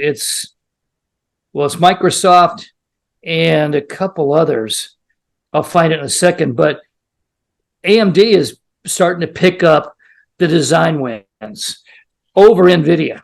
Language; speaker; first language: English; native; English